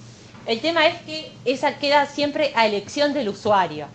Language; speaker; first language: Spanish; native; Spanish